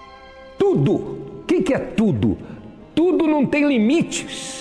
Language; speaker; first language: Portuguese; native; Portuguese